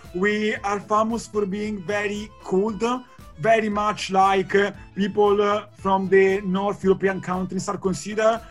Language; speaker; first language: English; non-native, fluent; Italian